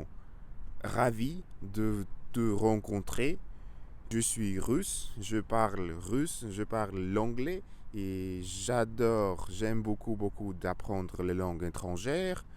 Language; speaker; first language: French; non-native, learner; Russian